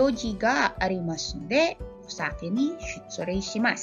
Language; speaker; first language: Japanese; non-native, fluent; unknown